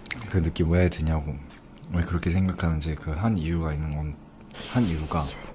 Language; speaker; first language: Korean; non-native, fluent; English